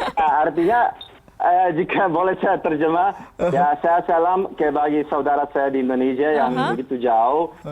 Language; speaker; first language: Indonesian; non-native, fluent; Bosnian